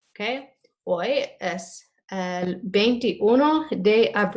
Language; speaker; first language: Spanish; non-native, fluent; English